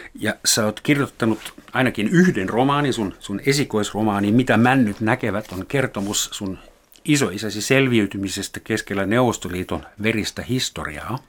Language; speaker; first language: Finnish; non-native, fluent; German